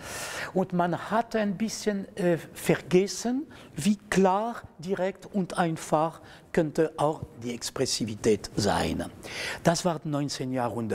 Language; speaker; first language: German; non-native, fluent; French